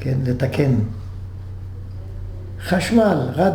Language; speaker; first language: Hebrew; non-native, fluent; French